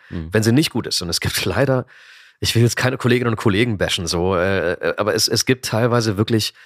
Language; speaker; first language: German; native; German